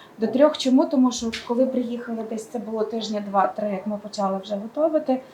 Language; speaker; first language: Ukrainian; native; Ukrainian